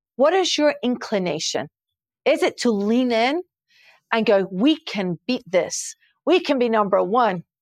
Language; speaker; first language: English; native; English